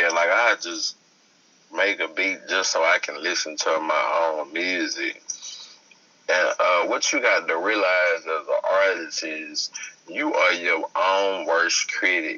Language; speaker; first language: English; native; English